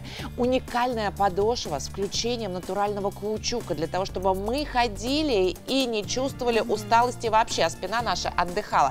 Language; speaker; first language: Russian; native; Russian